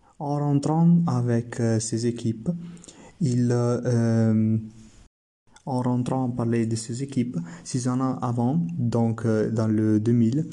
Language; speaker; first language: French; non-native, learner; Italian